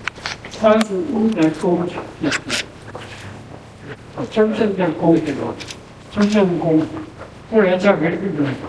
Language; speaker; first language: Chinese; non-native, local second language; Min Nan Chinese